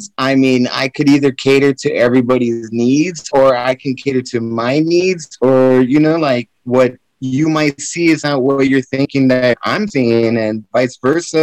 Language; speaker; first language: English; native; English